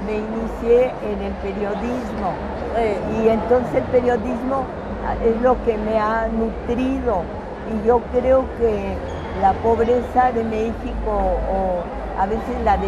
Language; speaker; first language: Spanish; early bilingual, other home language; French